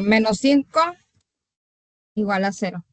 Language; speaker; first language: Spanish; native; Spanish